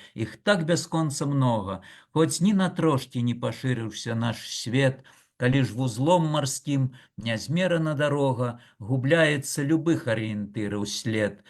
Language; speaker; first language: Belarusian; native; Belarusian